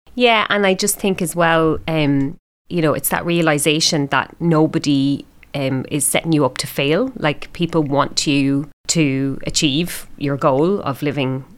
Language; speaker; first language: English; native; English